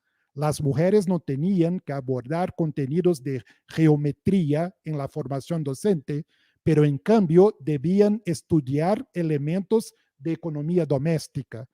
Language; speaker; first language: Spanish; non-native, fluent; Portuguese